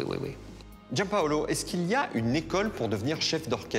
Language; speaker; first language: French; native; French